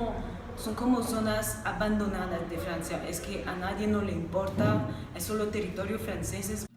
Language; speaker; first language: Spanish; non-native, fluent; French